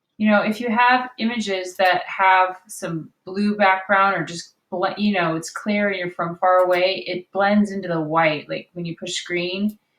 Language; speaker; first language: English; native; English